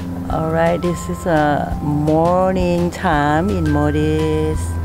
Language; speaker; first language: English; non-native, learner; Lao